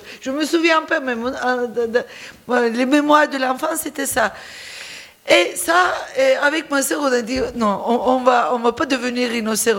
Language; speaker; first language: French; non-native, fluent; Turkish